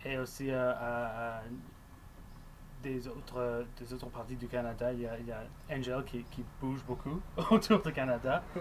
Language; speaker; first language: French; non-native, local second language; English